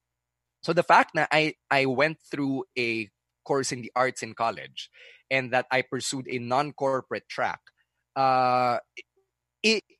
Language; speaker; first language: English; non-native, local second language; Filipino